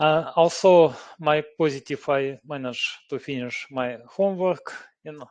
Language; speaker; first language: English; non-native, learner; Russian